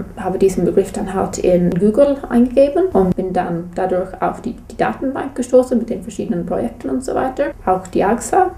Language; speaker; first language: German; non-native, fluent; English